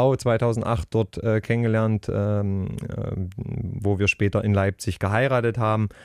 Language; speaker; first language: German; native; German